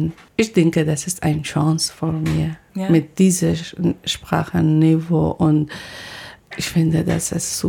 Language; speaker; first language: German; non-native, learner; Persian